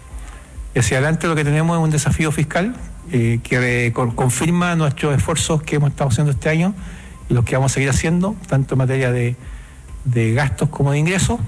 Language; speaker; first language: Spanish; native; Spanish